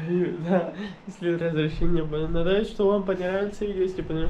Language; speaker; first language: Russian; non-native, learner; Pashto